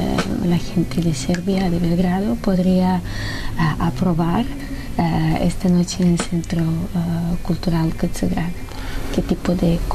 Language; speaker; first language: Spanish; non-native, fluent; Serbian